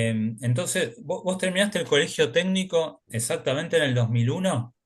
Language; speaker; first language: Spanish; native; Spanish